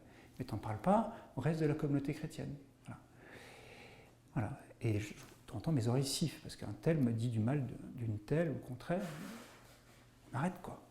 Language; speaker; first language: French; native; French